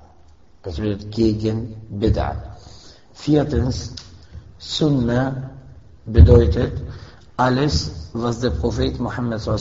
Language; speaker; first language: German; non-native, fluent; Arabic